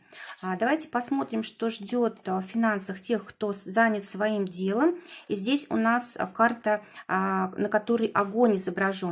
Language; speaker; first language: Russian; native; Russian